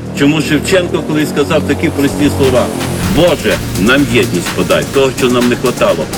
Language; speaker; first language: Ukrainian; native; Ukrainian